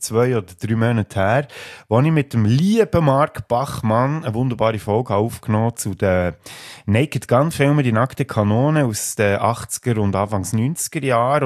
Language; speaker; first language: German; native; German